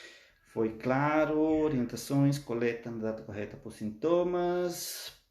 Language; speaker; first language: Portuguese; non-native, fluent; Spanish